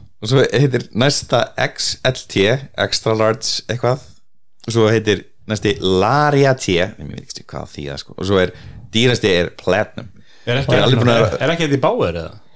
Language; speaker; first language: Icelandic; native; Icelandic